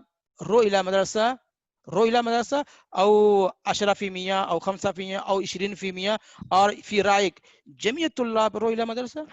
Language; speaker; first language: Arabic; non-native, fluent; Hindi